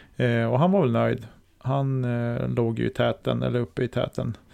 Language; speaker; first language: Swedish; native; Swedish